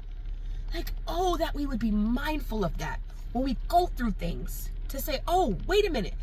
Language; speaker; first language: English; native; English